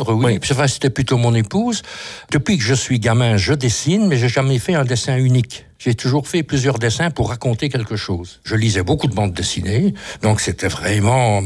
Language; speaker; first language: French; native; French